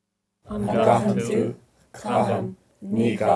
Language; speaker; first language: Irish; non-native, learner; English